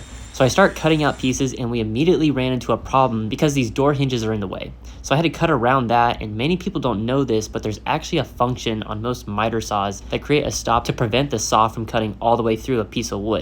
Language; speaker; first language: English; native; English